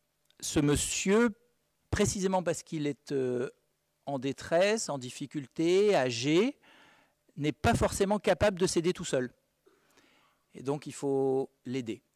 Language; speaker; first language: French; native; French